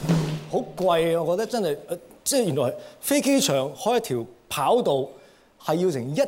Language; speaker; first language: Cantonese; native; Cantonese